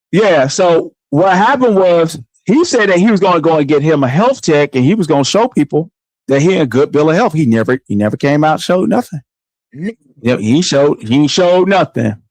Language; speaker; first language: English; native; English